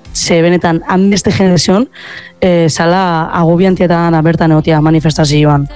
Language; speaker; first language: Basque; native; Basque